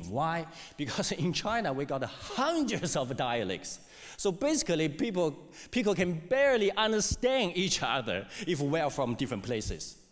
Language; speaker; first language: English; non-native, fluent; Chinese